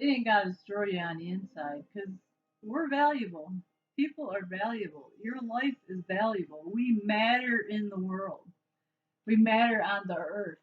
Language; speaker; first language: English; native; English